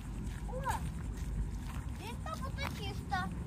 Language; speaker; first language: Russian; early bilingual, heritage; Russian